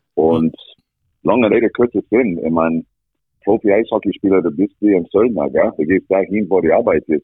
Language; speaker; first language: German; non-native, fluent; English